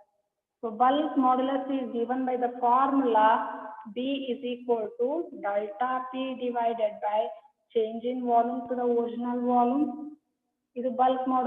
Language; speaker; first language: English; non-native, local second language; Kannada